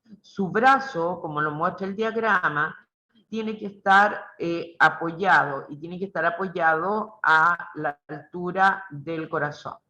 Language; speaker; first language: Spanish; native; Spanish